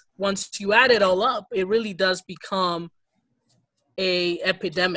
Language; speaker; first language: English; early bilingual, other home language; Spanish